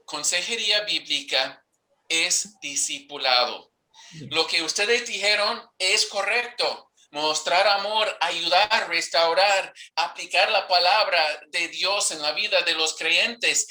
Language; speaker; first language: Spanish; non-native, fluent; English